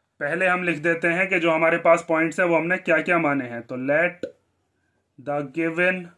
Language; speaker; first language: Hindi; native; Hindi